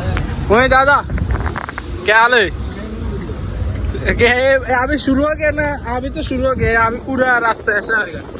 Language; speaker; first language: Hindi; non-native, learner; Bangla